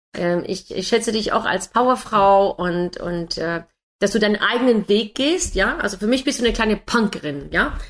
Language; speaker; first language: German; non-native, fluent; English